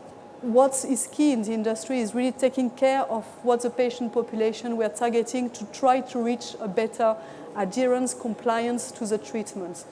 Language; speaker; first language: English; non-native, fluent; French